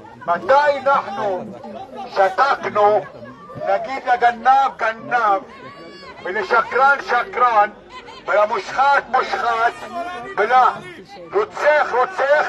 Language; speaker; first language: Hebrew; non-native, local second language; Arabic